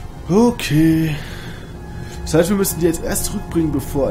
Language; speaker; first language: German; native; German